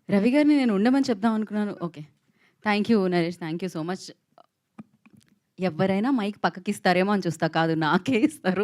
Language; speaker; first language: Telugu; native; Telugu